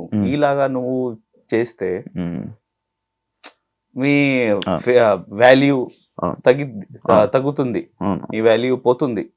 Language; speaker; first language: Telugu; non-native, local second language; Hindi